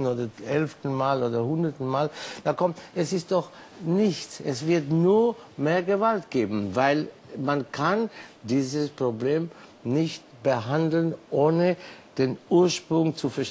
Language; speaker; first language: German; non-native, fluent; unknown